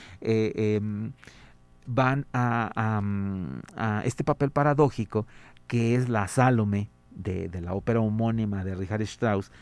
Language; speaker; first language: Spanish; native; Spanish